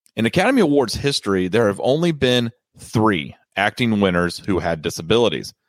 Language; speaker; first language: English; native; English